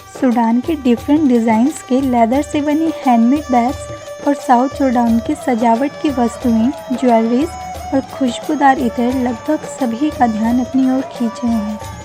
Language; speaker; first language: Hindi; native; Hindi